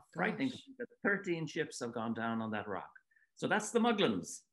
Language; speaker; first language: English; native; English